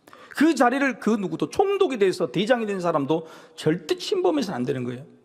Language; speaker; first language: Korean; native; Korean